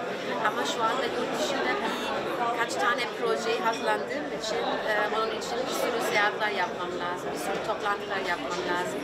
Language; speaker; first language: Turkish; early bilingual, heritage; German